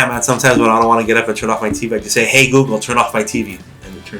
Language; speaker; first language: English; native; English